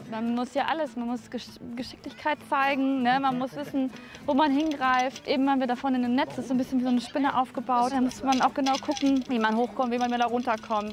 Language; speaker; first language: German; native; German